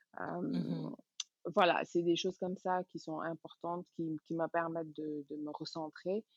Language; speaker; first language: French; non-native, local second language; Serer